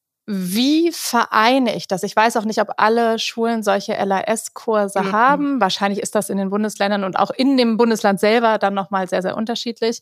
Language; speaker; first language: German; native; German